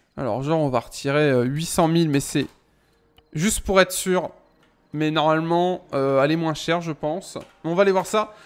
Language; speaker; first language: French; native; French